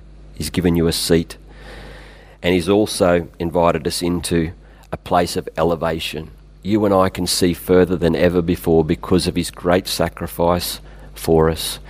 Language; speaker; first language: English; native; English